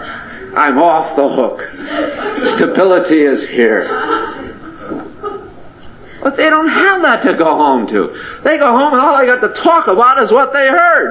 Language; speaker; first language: English; native; English